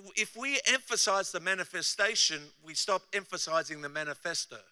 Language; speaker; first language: English; native; English